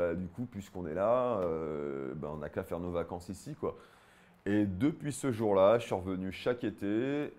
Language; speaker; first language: French; native; French